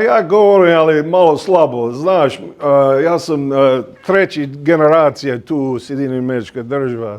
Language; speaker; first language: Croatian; early bilingual, heritage; English